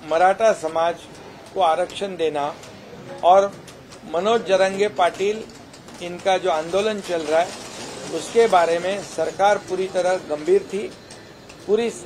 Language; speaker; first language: Hindi; non-native, local second language; Marathi